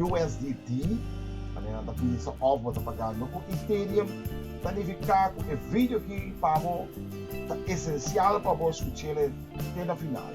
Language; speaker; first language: Portuguese; non-native, learner; Papiamento